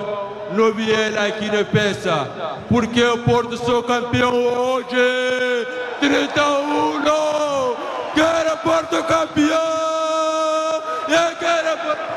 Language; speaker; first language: Portuguese; non-native, learner; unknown